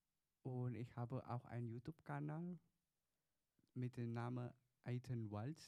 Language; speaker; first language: German; non-native, learner; Chinese